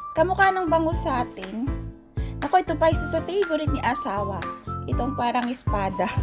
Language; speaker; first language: Filipino; native; Filipino